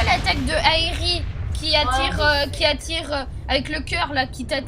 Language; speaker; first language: French; native; French